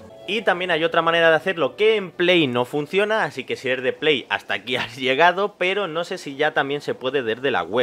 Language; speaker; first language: Spanish; native; Spanish